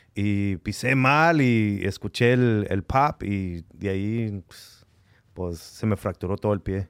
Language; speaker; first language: Spanish; early bilingual, heritage; Spanish